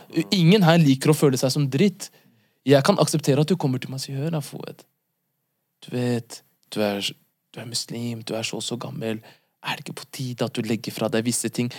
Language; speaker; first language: Norwegian; early bilingual, other home language; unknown